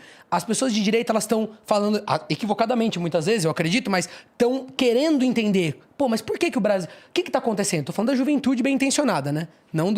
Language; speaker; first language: Portuguese; native; Portuguese